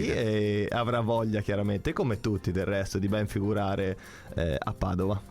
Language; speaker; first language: Italian; native; Italian